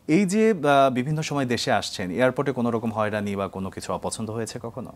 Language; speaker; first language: Bangla; native; Bangla